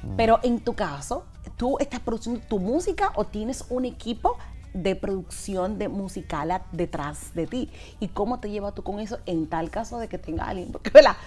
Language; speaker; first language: Spanish; native; Spanish